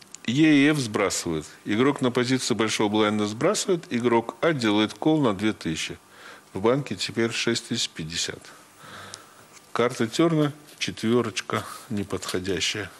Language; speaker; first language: Russian; native; Russian